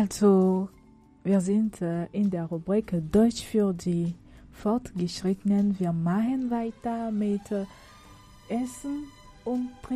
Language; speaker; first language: German; non-native, fluent; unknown